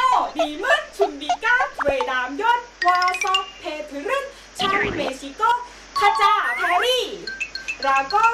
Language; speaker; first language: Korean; non-native, learner; Thai